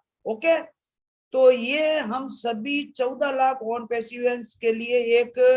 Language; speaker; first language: Hindi; native; Hindi